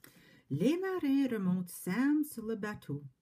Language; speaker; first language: French; non-native, fluent; English